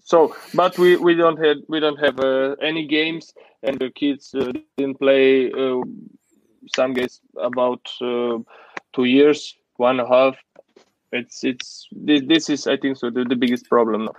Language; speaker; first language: English; non-native, learner; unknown